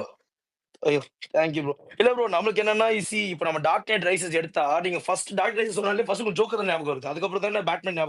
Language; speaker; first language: Tamil; native; Tamil